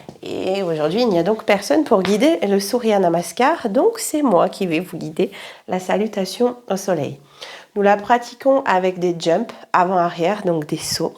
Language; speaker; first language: French; native; French